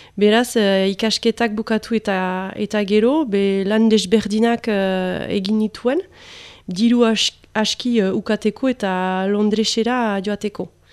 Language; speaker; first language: Basque; non-native, local second language; French